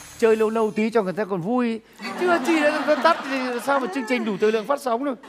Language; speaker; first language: Vietnamese; native; Vietnamese